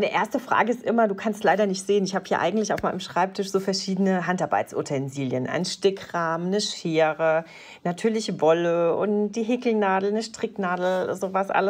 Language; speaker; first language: German; native; German